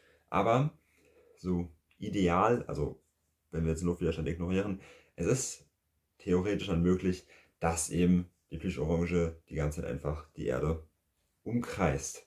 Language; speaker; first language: German; native; German